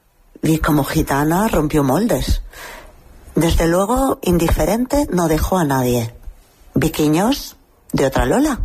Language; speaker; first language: Spanish; native; Spanish